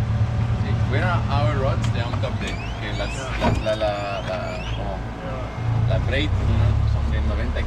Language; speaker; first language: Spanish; non-native, learner; French